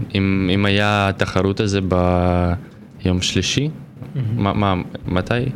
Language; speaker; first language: Hebrew; non-native, fluent; Ukrainian